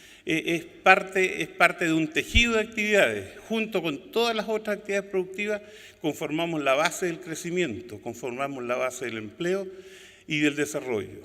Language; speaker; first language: Spanish; native; Spanish